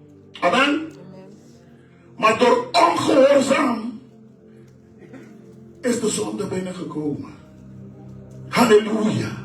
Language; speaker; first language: Dutch; non-native, fluent; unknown